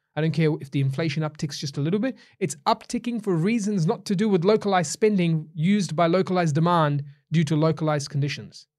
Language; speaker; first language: English; native; English